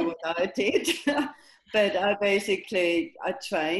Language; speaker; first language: English; non-native, fluent; German